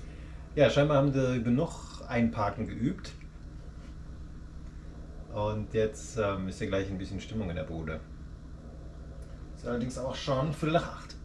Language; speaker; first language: German; native; German